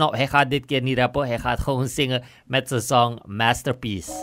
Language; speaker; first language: Dutch; native; Dutch